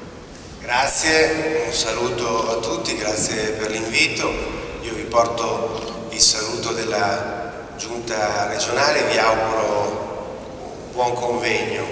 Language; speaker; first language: Italian; native; Italian